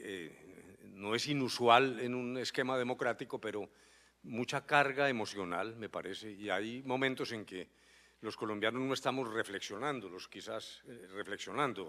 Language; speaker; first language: Spanish; native; Spanish